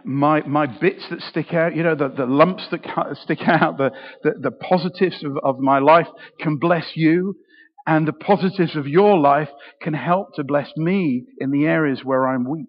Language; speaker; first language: English; native; English